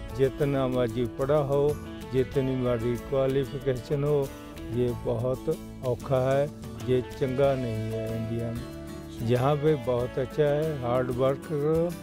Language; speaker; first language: Hindi; non-native, local second language; Punjabi